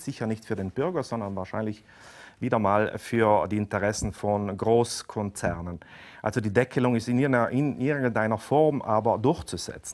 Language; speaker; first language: German; native; German